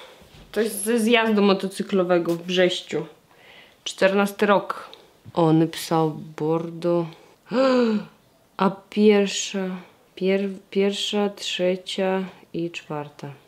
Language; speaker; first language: Polish; non-native, fluent; Russian